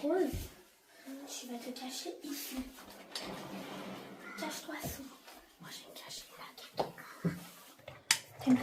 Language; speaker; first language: French; native; French